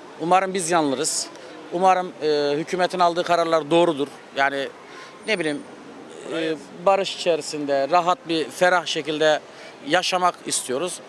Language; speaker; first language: Turkish; native; Turkish